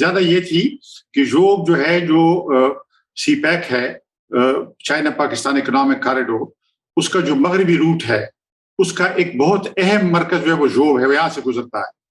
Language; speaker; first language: Urdu; non-native, local second language; Pashto